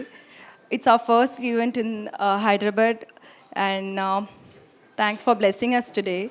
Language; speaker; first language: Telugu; non-native, learner; Tamil